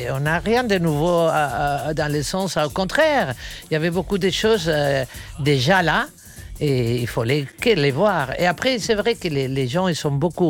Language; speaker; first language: French; non-native, fluent; Spanish